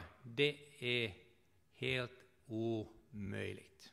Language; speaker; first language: Swedish; non-native, fluent; Finnish